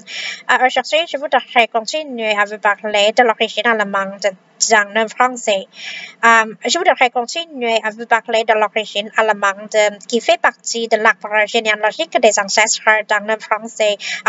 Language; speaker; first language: French; non-native, fluent; Vietnamese